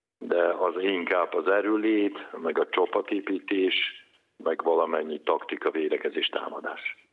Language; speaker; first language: Hungarian; non-native, fluent; Russian